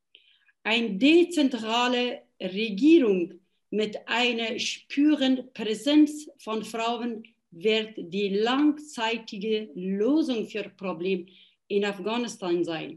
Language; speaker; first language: German; non-native, fluent; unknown